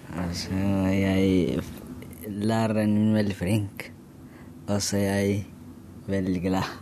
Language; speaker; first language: Norwegian; non-native, learner; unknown